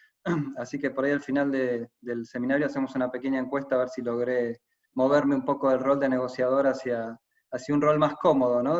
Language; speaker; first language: Spanish; native; Spanish